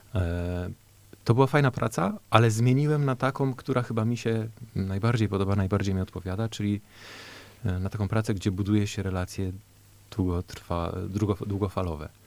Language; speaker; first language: Polish; early bilingual, heritage; Polish